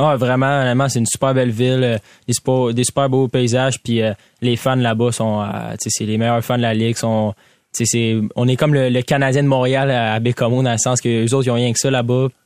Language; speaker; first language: French; native; French